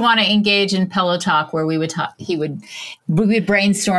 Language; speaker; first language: English; native; English